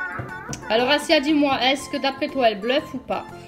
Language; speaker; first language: French; native; French